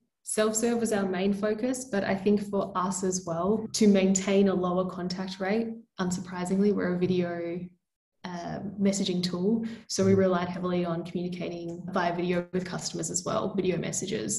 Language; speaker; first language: English; native; English